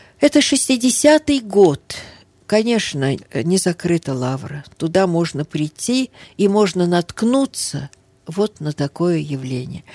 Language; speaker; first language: Russian; early bilingual, heritage; Russian